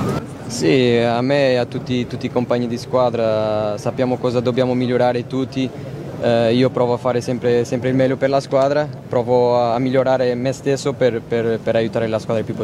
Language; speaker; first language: Italian; non-native, fluent; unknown